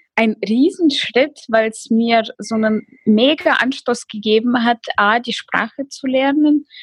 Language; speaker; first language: German; early bilingual, other home language; Russian